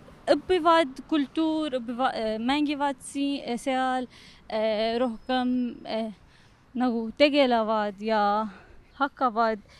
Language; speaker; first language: Estonian; non-native, learner; Arabic